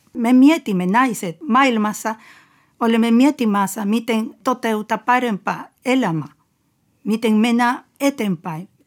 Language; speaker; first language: Finnish; non-native, fluent; Spanish